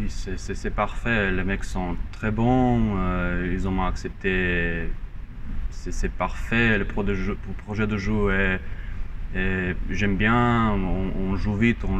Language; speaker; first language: French; non-native, fluent; Croatian